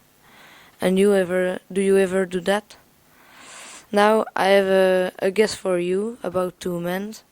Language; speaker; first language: English; non-native, learner; French